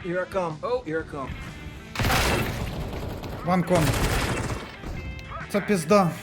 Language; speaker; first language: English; non-native, learner; Ukrainian